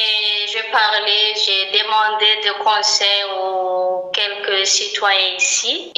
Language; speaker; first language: French; non-native, local second language; Malagasy